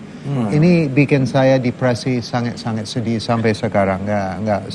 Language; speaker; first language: Indonesian; non-native, learner; English